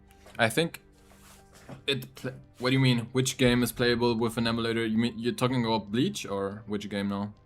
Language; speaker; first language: English; non-native, fluent; German